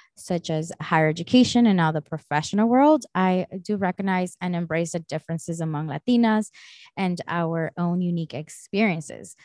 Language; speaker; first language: English; early bilingual, other home language; Spanish